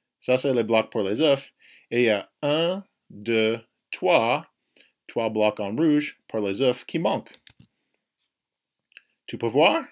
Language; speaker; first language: French; non-native, fluent; English